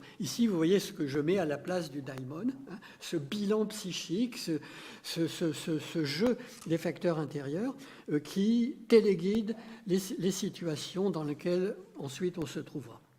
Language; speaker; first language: French; native; French